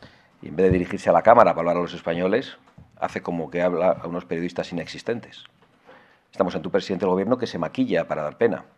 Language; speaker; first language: Spanish; native; Spanish